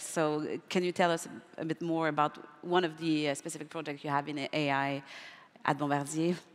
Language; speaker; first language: English; non-native, fluent; French